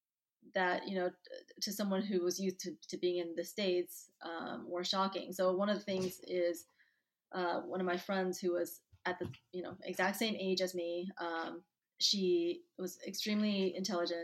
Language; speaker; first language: English; native; English